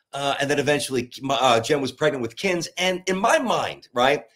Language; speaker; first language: English; native; English